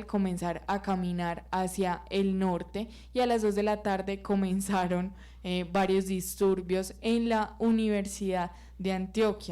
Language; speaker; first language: Spanish; native; Spanish